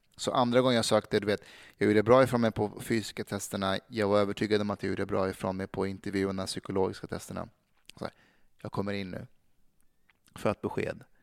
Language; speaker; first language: Swedish; early bilingual, other home language; Persian